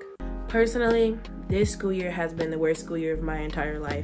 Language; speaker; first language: English; native; English